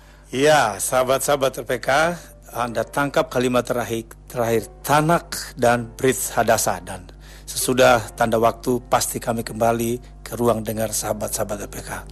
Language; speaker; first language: Indonesian; native; Indonesian